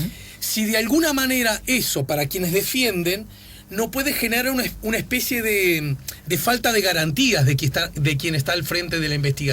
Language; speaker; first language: Spanish; native; Spanish